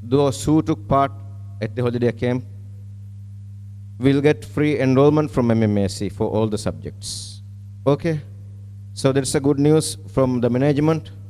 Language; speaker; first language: English; non-native, local second language; Divehi